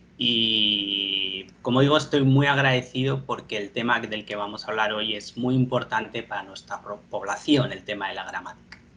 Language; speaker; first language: Spanish; native; Spanish